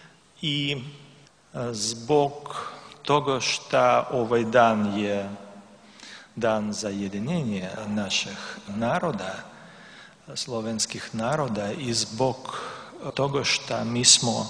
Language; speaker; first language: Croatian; non-native, learner; Russian